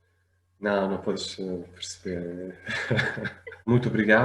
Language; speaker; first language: Portuguese; non-native, fluent; French